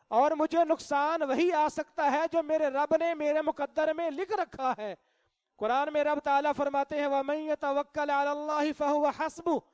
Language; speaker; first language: Urdu; non-native, local second language; Punjabi